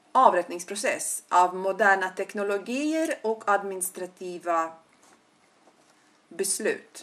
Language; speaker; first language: Swedish; non-native, fluent; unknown